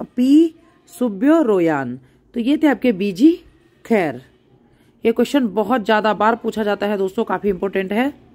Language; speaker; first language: Hindi; native; Hindi